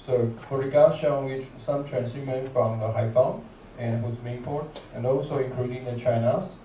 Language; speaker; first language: English; non-native, learner; Chinese